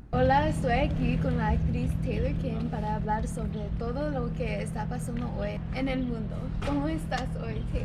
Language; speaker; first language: Spanish; non-native, learner; English